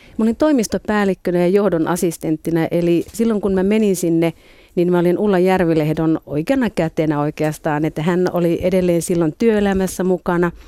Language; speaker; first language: Finnish; native; Finnish